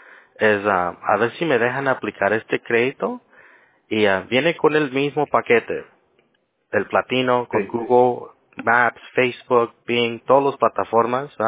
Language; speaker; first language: Spanish; early bilingual, heritage; Spanish